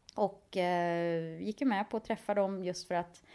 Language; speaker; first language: Swedish; native; Swedish